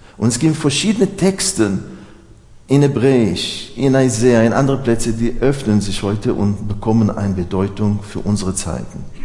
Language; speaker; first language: German; non-native, fluent; Hebrew